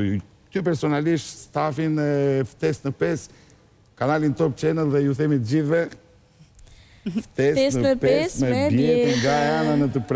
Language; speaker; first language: Albanian; native; Albanian